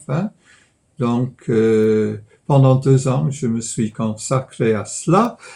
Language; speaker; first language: French; non-native, fluent; English